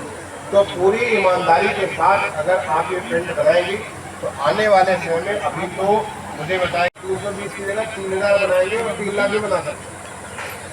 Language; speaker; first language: Hindi; native; Hindi